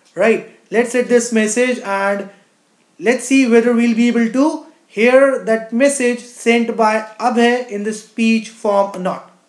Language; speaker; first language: English; non-native, local second language; Hindi